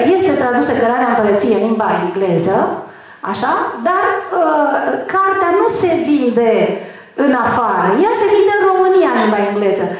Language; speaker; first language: Romanian; native; Romanian